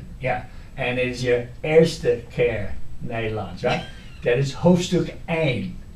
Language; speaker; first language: Dutch; non-native, fluent; English